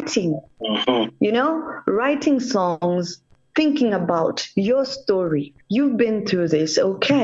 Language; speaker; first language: English; non-native, local second language; Swahili